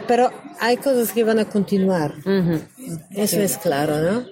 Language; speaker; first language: Spanish; non-native, learner; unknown